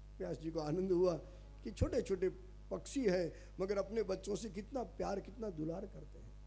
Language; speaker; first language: Hindi; non-native, local second language; Gujarati